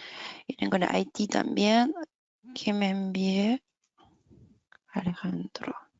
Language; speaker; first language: Spanish; non-native, fluent; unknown